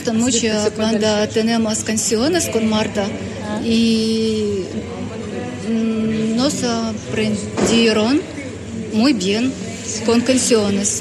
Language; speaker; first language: Spanish; non-native, learner; Ukrainian